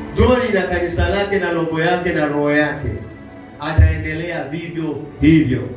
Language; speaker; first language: Swahili; native; Swahili